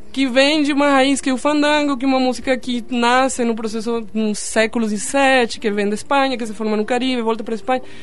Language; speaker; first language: Portuguese; non-native, fluent; Spanish